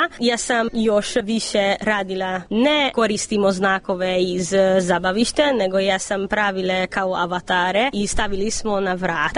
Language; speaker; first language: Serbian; non-native, local second language; Hungarian